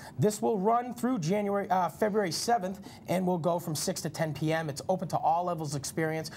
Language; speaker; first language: English; native; English